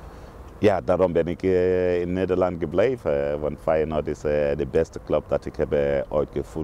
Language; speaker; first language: Dutch; non-native, fluent; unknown